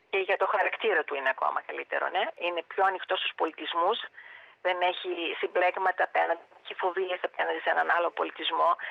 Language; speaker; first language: Greek; native; Greek